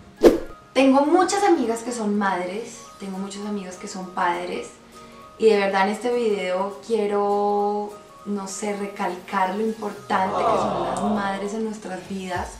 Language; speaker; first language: Spanish; native; Spanish